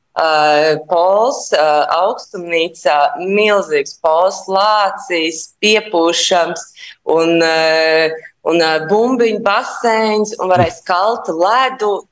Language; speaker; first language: Latvian; native; Latvian